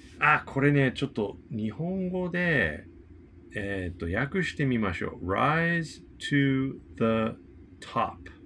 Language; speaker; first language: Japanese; non-native, fluent; English